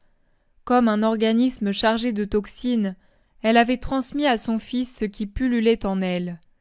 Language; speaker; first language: French; native; French